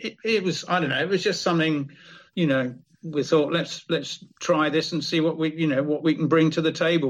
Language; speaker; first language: English; native; English